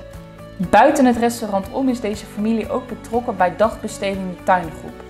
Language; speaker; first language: Dutch; native; Dutch